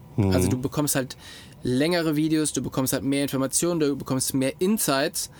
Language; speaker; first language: German; native; German